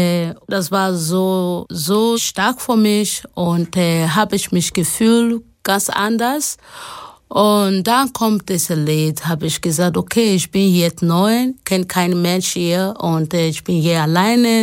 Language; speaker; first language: German; non-native, learner; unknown